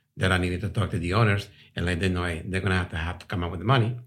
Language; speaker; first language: English; non-native, fluent; Spanish